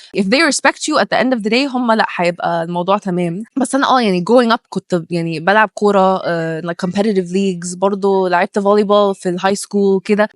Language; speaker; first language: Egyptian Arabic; early bilingual, heritage; Arabic